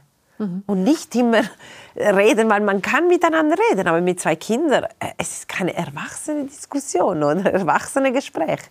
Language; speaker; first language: German; non-native, local second language; Italian